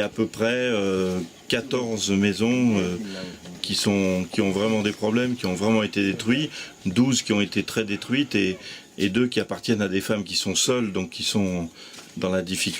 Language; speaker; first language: French; native; French